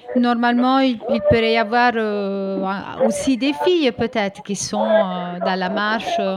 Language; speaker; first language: French; native; French